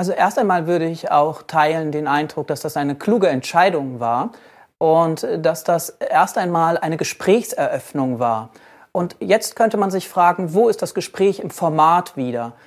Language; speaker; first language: German; native; German